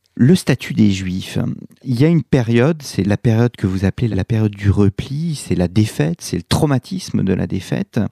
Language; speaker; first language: French; native; French